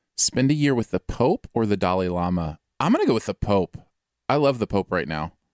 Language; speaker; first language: English; native; English